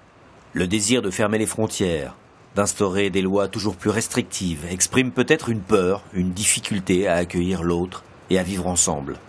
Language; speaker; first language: French; native; French